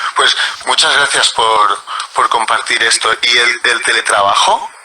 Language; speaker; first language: Spanish; non-native, local second language; Catalan